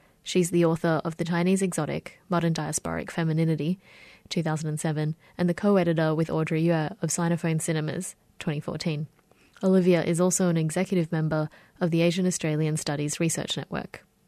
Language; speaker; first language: English; early bilingual, other home language; Chinese